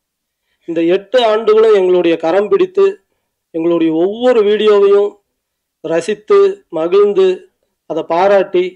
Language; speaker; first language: Tamil; native; Tamil